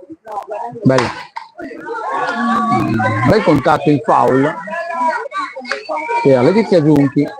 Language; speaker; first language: Italian; native; Italian